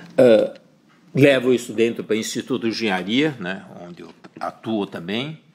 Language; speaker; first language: Portuguese; early bilingual, other home language; Chinese